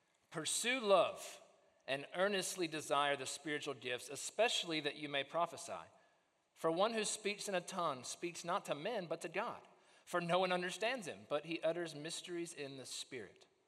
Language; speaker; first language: English; native; English